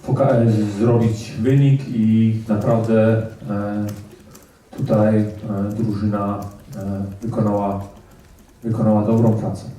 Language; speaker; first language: Polish; early bilingual, heritage; Polish